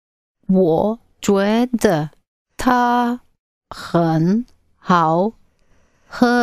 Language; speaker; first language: Chinese; non-native, learner; English